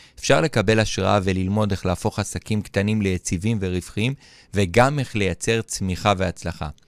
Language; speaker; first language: Hebrew; native; Hebrew